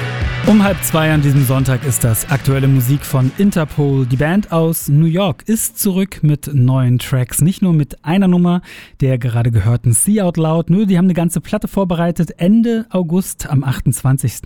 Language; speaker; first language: German; native; German